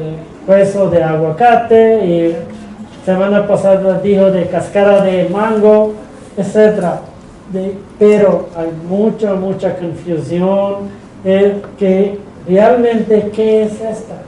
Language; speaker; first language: Spanish; non-native, fluent; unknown